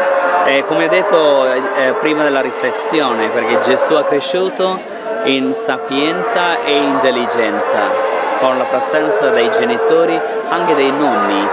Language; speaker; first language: Italian; non-native, fluent; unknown